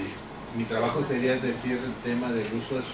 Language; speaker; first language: Spanish; native; Spanish